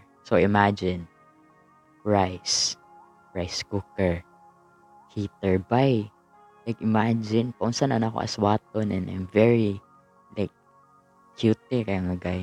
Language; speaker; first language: English; non-native, local second language; Cebuano